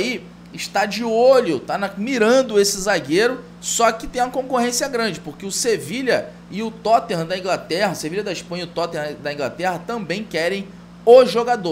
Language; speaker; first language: Portuguese; native; Portuguese